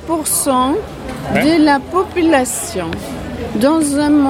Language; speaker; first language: French; non-native, fluent; Spanish